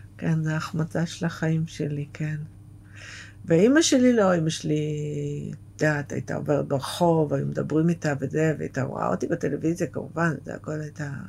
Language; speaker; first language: Hebrew; native; Hebrew